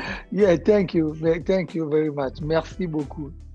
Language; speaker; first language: English; non-native, learner; Lingala